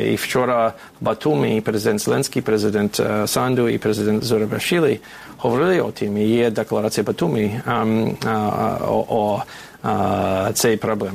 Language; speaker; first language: Ukrainian; non-native, fluent; English